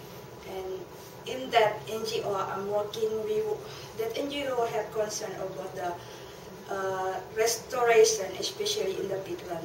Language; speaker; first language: English; non-native, learner; Indonesian